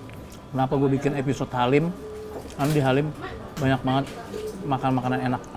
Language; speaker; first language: Indonesian; native; Indonesian